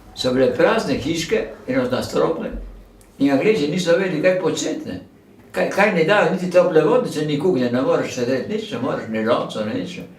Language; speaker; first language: Slovenian; native; Slovenian